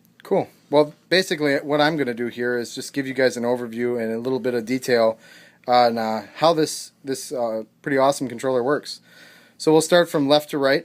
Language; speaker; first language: English; native; English